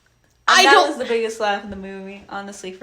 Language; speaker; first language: English; native; English